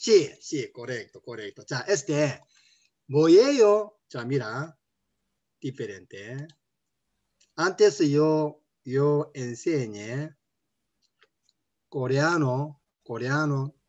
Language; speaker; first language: Spanish; non-native, learner; Korean